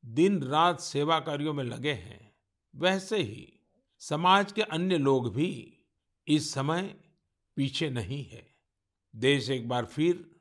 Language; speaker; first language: Hindi; non-native, local second language; Gujarati